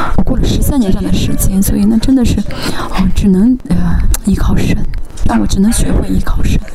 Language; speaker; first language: Chinese; non-native, fluent; Korean